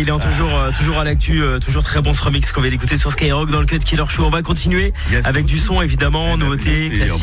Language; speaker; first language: French; native; French